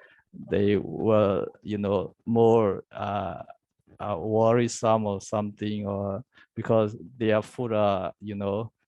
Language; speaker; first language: English; non-native, learner; Burmese